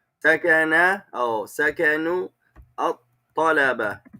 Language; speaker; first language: Arabic; non-native, fluent; English